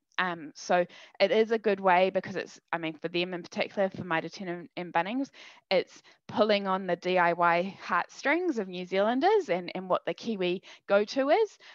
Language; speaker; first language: English; native; English